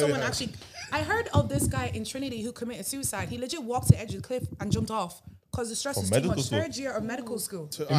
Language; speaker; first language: English; native; English